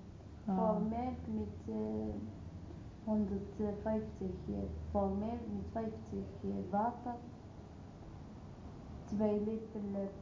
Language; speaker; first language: Dutch; non-native, learner; Arabic